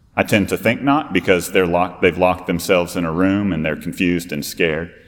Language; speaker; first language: English; native; English